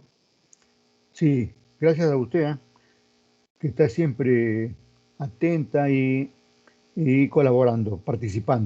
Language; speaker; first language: Spanish; native; Spanish